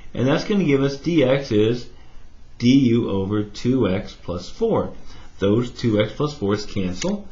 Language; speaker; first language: English; native; English